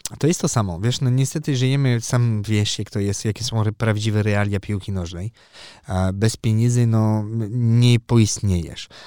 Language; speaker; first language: Polish; early bilingual, heritage; Polish